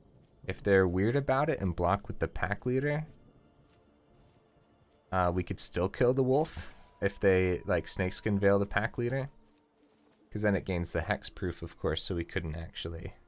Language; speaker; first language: English; native; English